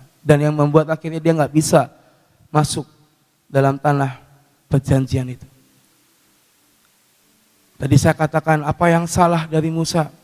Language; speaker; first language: Indonesian; native; Indonesian